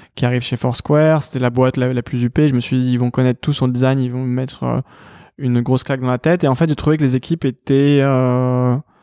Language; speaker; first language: French; native; French